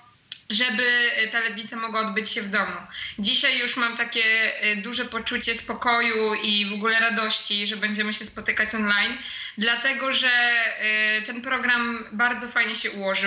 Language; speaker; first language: Polish; native; Polish